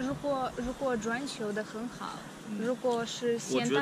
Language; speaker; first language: Chinese; non-native, fluent; Russian